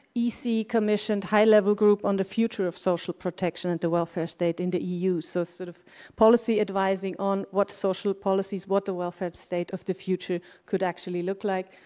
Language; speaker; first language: English; non-native, fluent; German